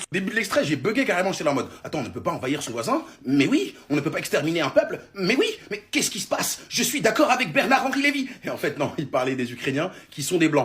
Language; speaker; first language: French; native; French